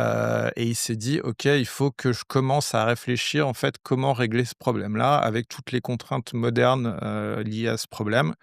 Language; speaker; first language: French; native; French